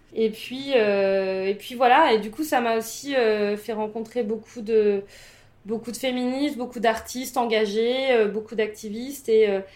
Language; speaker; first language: French; native; French